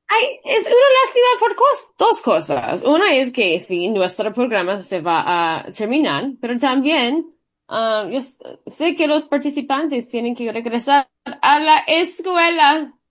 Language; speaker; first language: Spanish; early bilingual, heritage; Spanish